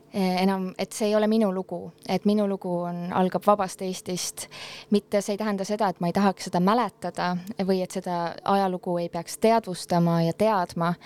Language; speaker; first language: Estonian; native; Estonian